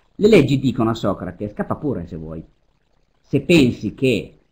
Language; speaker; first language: Italian; native; Italian